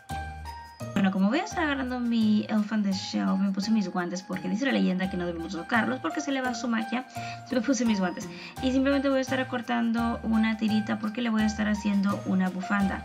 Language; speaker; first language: Spanish; native; Spanish